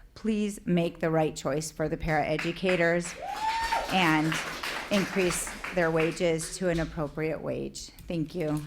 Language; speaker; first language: English; native; English